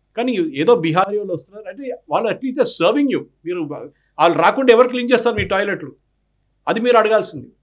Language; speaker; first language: Telugu; non-native, fluent; Malayalam